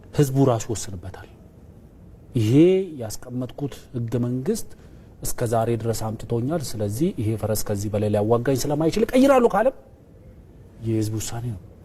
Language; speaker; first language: Amharic; non-native, local second language; Oromo